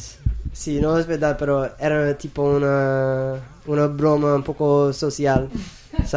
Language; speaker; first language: Spanish; non-native, fluent; English